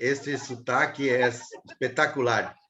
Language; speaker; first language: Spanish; non-native, learner; Portuguese